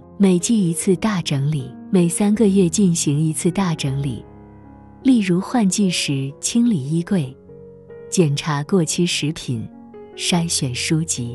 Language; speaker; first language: Chinese; native; Chinese